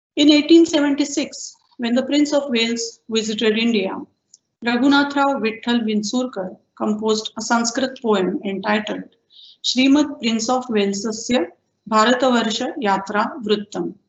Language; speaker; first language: English; non-native, local second language; Marathi